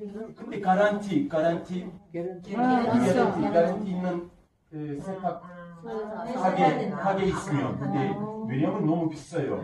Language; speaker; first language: Korean; non-native, learner; Turkish